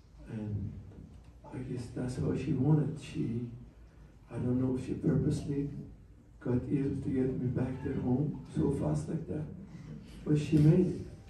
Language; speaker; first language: English; non-native, fluent; Persian